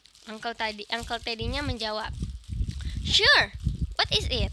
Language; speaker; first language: English; non-native, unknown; Indonesian